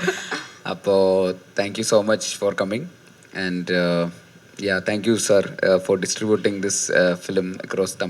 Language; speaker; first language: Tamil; non-native, learner; Malayalam